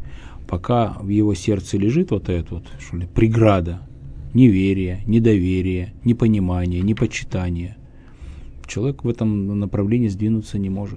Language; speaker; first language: Russian; native; Russian